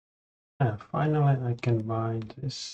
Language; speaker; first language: English; non-native, fluent; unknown